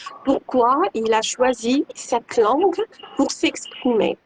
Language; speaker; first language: French; non-native, local second language; Arabic